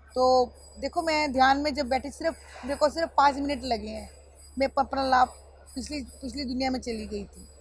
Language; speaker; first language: Hindi; native; Hindi